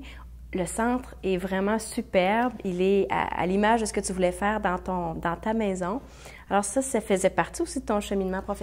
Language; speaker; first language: French; native; French